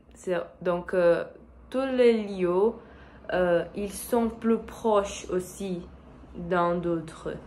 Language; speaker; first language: French; non-native, learner; Portuguese